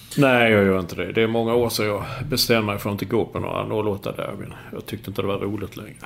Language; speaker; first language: Swedish; native; Swedish